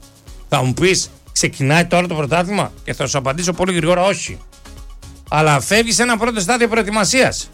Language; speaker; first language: Greek; native; Greek